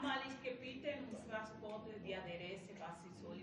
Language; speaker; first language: German; non-native, learner; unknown